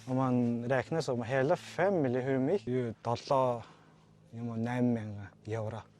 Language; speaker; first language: Swedish; non-native, learner; Mongolian